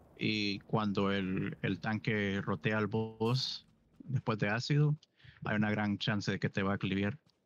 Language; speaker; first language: Spanish; native; Spanish